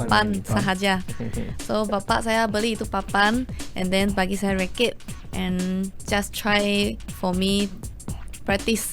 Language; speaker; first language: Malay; non-native, local second language; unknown